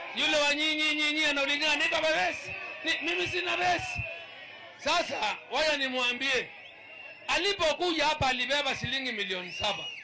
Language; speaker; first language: Swahili; non-native, local second language; Meru